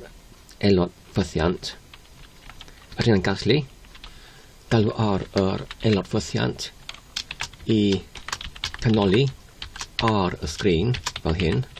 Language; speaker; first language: Welsh; non-native, learner; English